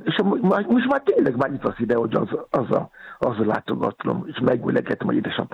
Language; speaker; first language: Hungarian; non-native, fluent; Yoruba